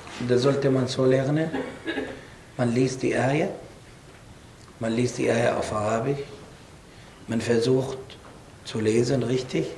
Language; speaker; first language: German; non-native, fluent; Arabic